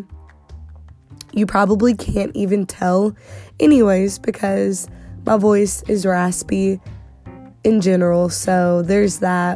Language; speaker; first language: English; native; English